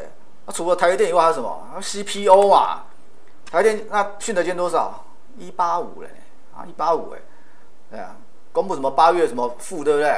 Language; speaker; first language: Chinese; native; Chinese